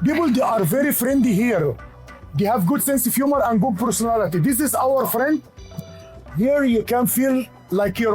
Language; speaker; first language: English; non-native, learner; Arabic